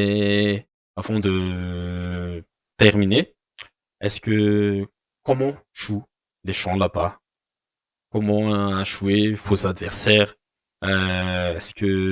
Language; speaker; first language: French; non-native, local second language; Malagasy